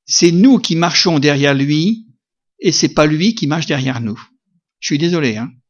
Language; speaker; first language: French; native; French